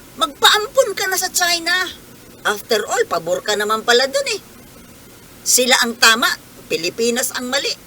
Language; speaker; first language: Filipino; native; Filipino